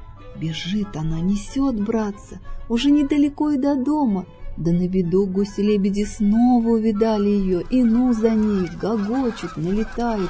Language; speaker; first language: Russian; native; Russian